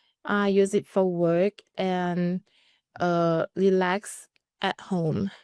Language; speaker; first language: English; non-native, learner; Thai